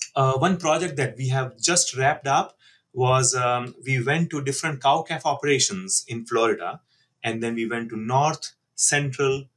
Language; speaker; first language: English; non-native, local second language; Hindi